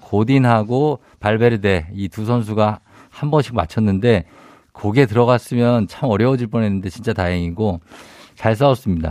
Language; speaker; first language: Korean; native; Korean